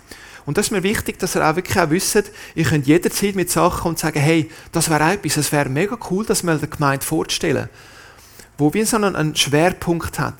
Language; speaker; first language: German; native; German